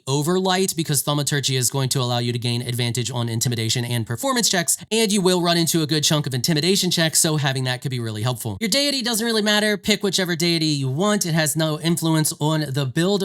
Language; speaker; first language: English; native; English